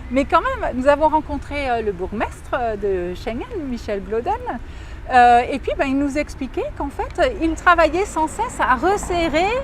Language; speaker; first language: French; native; French